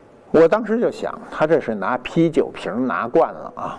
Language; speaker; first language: Chinese; native; Chinese